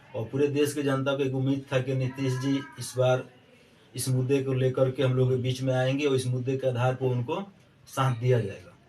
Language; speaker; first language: Hindi; native; Hindi